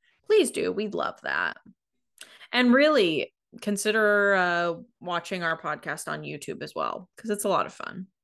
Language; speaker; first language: English; native; English